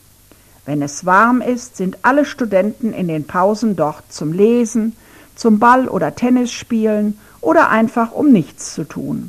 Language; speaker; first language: German; non-native, fluent; Ukrainian